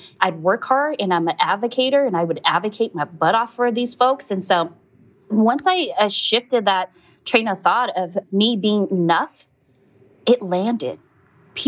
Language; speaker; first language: English; native; English